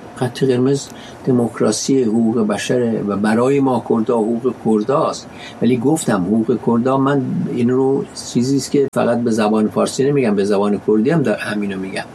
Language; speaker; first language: Persian; non-native, local second language; Central Kurdish